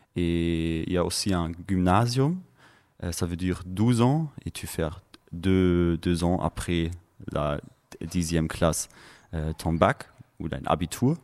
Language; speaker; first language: French; non-native, learner; German